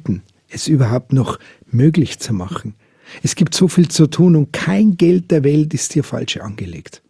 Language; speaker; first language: German; native; German